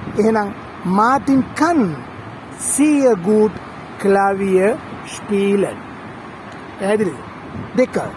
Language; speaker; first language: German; non-native, fluent; Sinhala